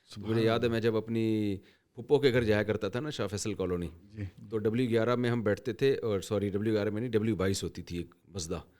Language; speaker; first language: Urdu; native; Urdu